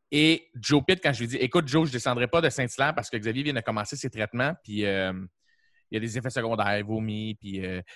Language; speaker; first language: French; native; French